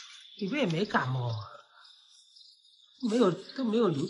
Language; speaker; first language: Chinese; native; Chinese